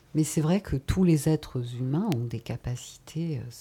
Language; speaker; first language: French; native; French